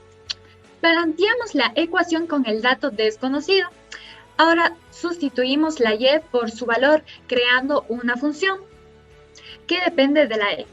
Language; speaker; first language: Spanish; native; Spanish